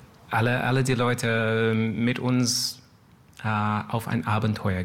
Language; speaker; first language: German; non-native, learner; French